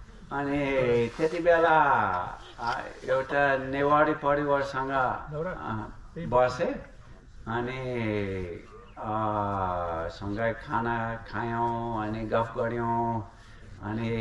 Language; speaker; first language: Nepali; non-native, fluent; English